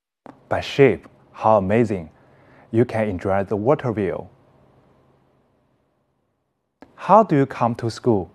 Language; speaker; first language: English; non-native, fluent; Chinese